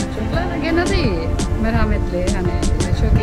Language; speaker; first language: Turkish; non-native, fluent; Indonesian